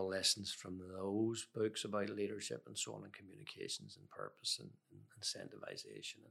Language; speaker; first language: English; native; English